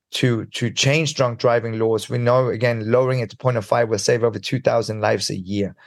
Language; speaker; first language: English; early bilingual, other home language; Swedish